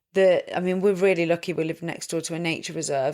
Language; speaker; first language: English; native; English